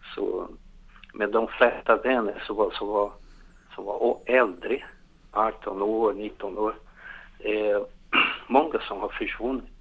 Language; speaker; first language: Swedish; non-native, fluent; Portuguese